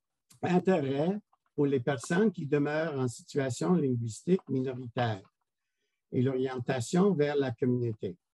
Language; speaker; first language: French; non-native, local second language; English